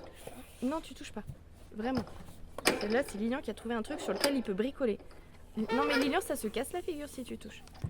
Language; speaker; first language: French; native; French